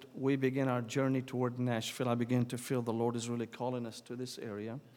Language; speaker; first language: English; non-native, fluent; Arabic